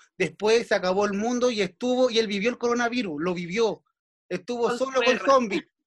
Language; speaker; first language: Spanish; native; Spanish